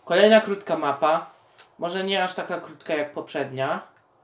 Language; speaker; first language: Polish; native; Polish